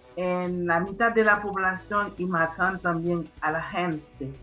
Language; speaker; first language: Spanish; non-native, fluent; Haitian Creole